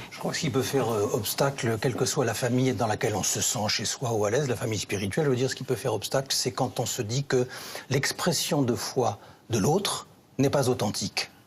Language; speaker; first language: French; native; French